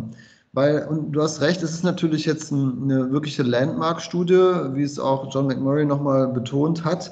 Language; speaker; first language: German; native; German